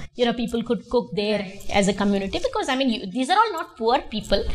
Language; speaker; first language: English; non-native, local second language; Telugu